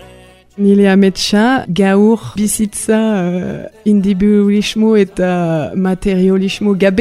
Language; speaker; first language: Basque; non-native, learner; French